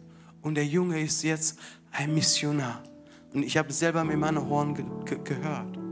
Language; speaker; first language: German; non-native, fluent; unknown